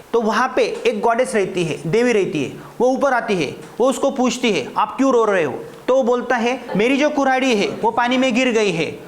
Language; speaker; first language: Hindi; non-native, local second language; Marathi